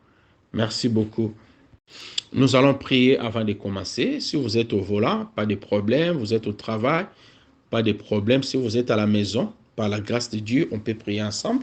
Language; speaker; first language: French; non-native, local second language; Lingala